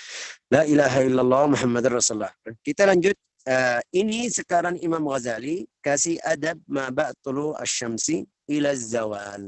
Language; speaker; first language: Indonesian; non-native, learner; Arabic